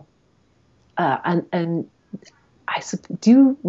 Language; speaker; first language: English; native; English